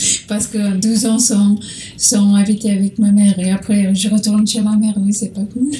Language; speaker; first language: French; non-native, learner; Portuguese